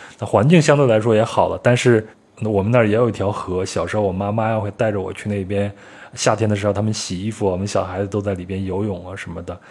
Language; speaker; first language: Chinese; native; Chinese